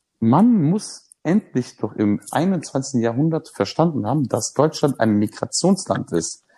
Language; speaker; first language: German; early bilingual, other home language; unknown